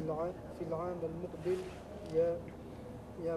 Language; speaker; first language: Arabic; non-native, learner; French